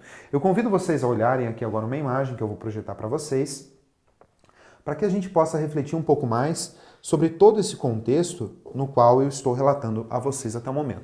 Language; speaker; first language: Portuguese; native; Portuguese